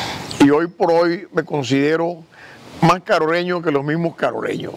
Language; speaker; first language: Spanish; native; Spanish